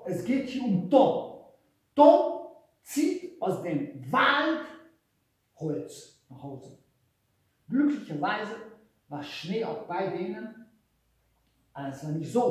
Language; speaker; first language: German; non-native, fluent; Hungarian